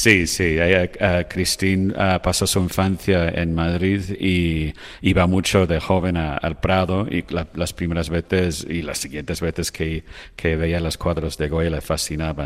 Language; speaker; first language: Spanish; non-native, fluent; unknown